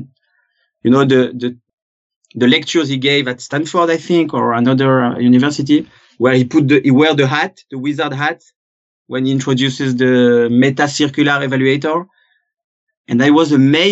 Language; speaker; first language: English; non-native, fluent; French